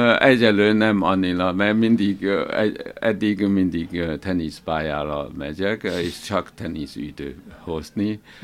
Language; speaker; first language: Hungarian; non-native, learner; Chinese